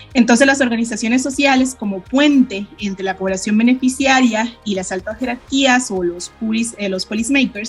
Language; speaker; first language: Spanish; native; Spanish